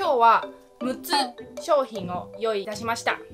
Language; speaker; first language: Japanese; non-native, learner; Chinese